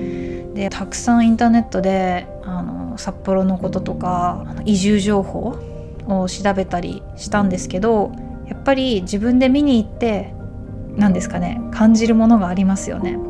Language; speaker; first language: Japanese; native; Japanese